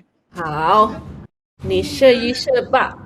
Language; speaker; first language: Chinese; non-native, fluent; Indonesian